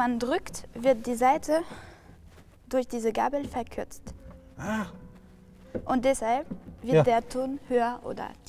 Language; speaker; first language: German; non-native, fluent; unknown